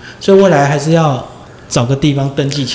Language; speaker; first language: Chinese; native; Chinese